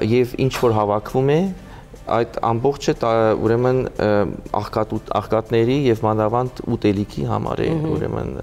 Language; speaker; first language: Armenian; native; Armenian